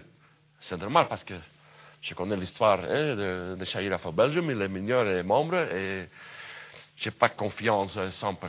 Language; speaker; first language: French; non-native, learner; Dutch